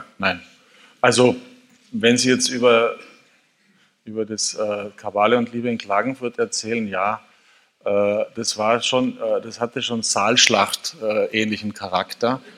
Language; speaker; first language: German; native; German